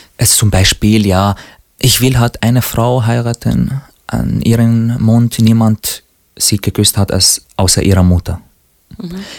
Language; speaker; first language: German; non-native, fluent; Arabic